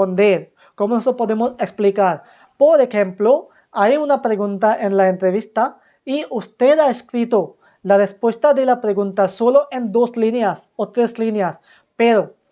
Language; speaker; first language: Spanish; non-native, fluent; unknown